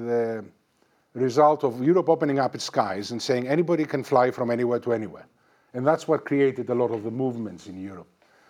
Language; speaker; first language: English; non-native, fluent; Greek